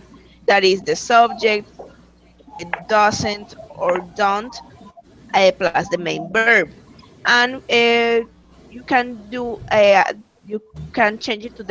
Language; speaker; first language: English; non-native, learner; Spanish